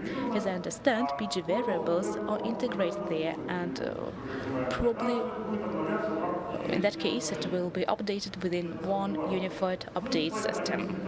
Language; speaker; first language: English; non-native, fluent; Russian